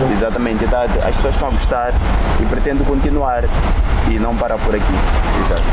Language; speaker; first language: Portuguese; non-native, local second language; Tsonga